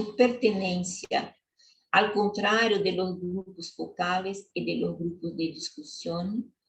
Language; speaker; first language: Spanish; non-native, learner; Portuguese